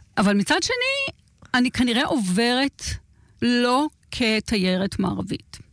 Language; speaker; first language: Hebrew; native; Hebrew